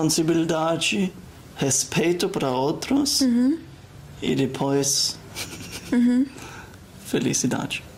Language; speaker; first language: Portuguese; non-native, learner; German